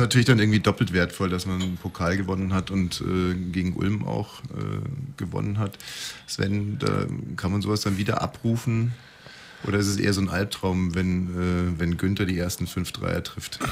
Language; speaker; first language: German; native; German